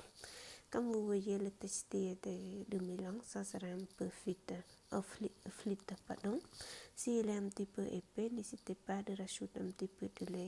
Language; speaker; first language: French; non-native, fluent; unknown